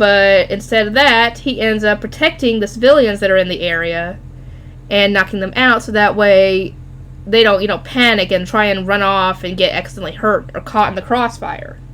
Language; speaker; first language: English; native; English